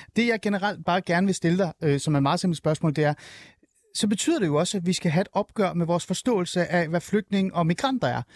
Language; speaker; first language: Danish; native; Danish